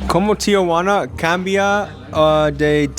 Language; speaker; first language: Spanish; non-native, learner; English